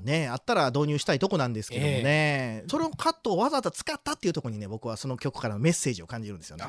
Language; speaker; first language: Japanese; native; Japanese